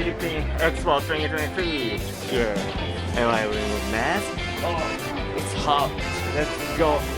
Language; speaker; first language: English; non-native, learner; Japanese